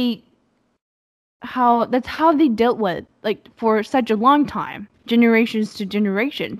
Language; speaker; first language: English; non-native, fluent; Japanese